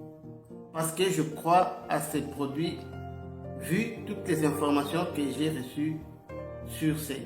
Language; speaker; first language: French; non-native, local second language; Lingala